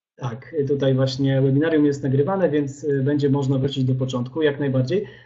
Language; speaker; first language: Polish; native; Polish